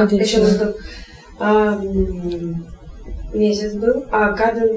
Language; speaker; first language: Latvian; non-native, learner; Russian